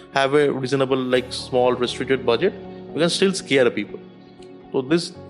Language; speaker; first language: English; non-native, local second language; Bangla